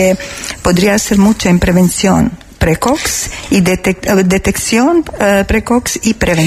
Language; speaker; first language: Spanish; non-native, learner; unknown